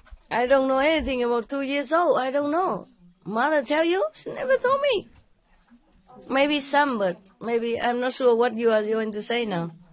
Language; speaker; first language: English; non-native, fluent; Vietnamese